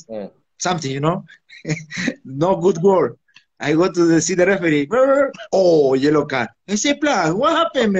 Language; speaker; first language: English; non-native, learner; Spanish